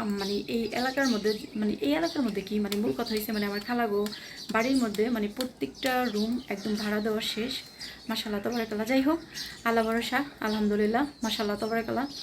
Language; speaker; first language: Bangla; early bilingual, heritage; Bangla